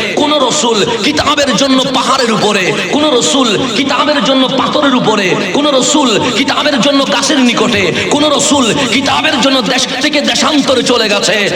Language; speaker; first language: Bangla; non-native, local second language; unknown